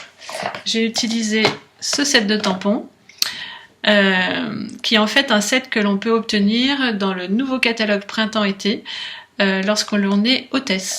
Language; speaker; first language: French; native; French